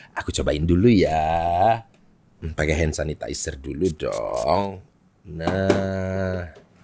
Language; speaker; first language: Indonesian; native; Indonesian